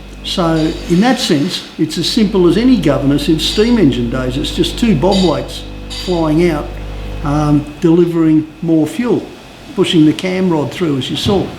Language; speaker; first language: English; native; English